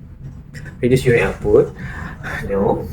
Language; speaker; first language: English; non-native, local second language; Malay